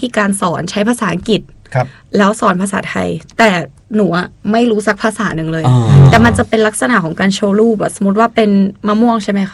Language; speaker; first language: Thai; non-native, local second language; Russian